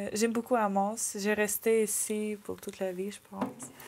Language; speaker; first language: French; non-native, learner; Ukrainian